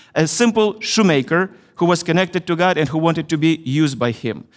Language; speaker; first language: English; non-native, fluent; Russian